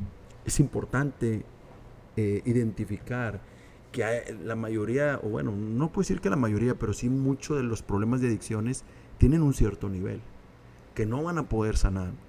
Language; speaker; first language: Spanish; native; Spanish